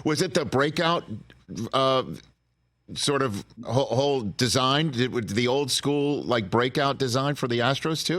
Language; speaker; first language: English; native; English